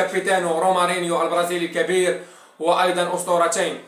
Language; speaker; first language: Arabic; native; Arabic